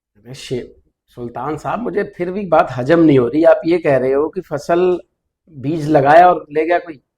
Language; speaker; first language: Hindi; non-native, local second language; Punjabi